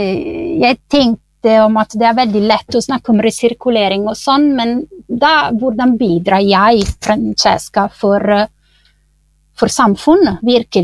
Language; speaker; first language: Norwegian; non-native, fluent; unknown